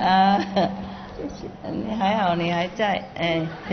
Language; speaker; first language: Chinese; non-native, fluent; Vietnamese